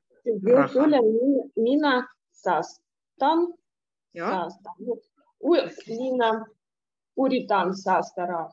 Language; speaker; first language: Finnish; non-native, learner; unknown